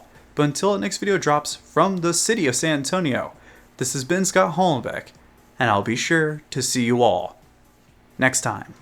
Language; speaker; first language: English; native; English